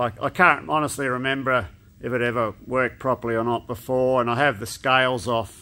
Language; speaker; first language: English; native; English